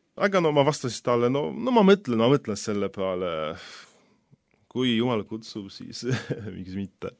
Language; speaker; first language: Estonian; non-native, fluent; Polish